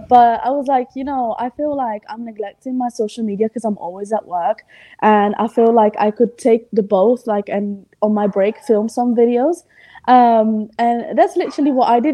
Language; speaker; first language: English; non-native, fluent; Italian